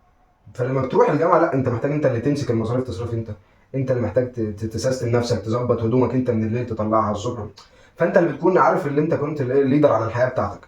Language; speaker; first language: Arabic; native; Arabic